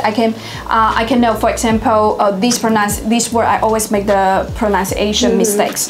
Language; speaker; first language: English; non-native, fluent; Chinese